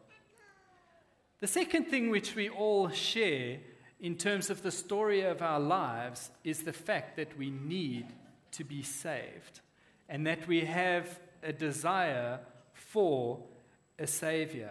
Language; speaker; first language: English; native; English